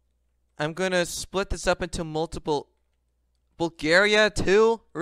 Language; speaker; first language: English; native; English